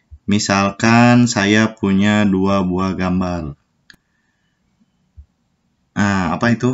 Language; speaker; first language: Indonesian; native; Indonesian